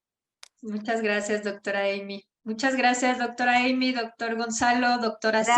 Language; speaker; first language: Spanish; native; Spanish